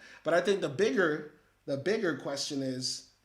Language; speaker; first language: English; native; English